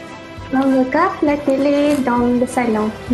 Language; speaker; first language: French; non-native, learner; Malay